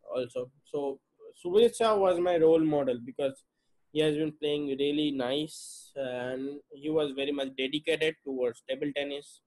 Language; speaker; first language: English; non-native, local second language; Bangla